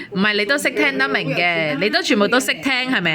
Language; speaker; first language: Cantonese; native; Cantonese